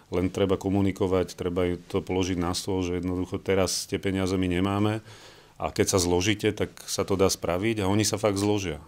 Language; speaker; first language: Slovak; native; Slovak